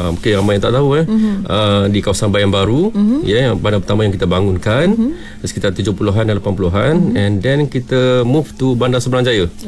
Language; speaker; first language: Malay; native; Malay